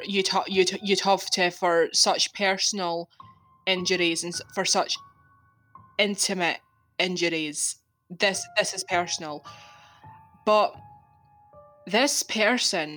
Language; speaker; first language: English; native; English